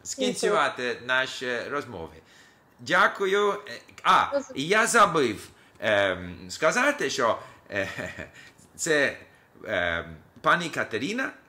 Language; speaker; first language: Ukrainian; non-native, learner; English